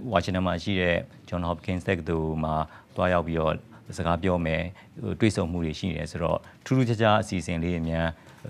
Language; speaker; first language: Burmese; native; Burmese